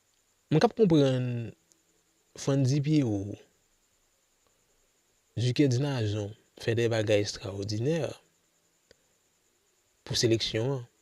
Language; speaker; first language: French; non-native, local second language; Haitian Creole